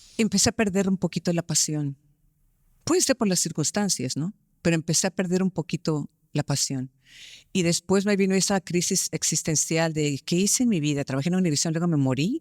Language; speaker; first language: Spanish; early bilingual, heritage; Spanish